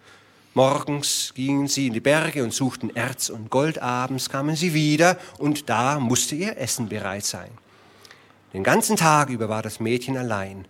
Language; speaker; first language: German; native; German